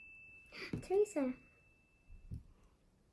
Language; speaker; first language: Spanish; non-native, learner; English